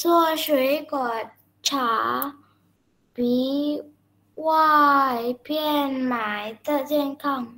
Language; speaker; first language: Chinese; non-native, learner; Indonesian